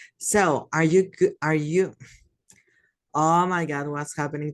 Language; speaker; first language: English; non-native, fluent; Spanish